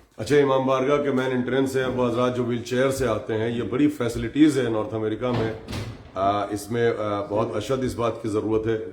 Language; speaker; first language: Urdu; native; Urdu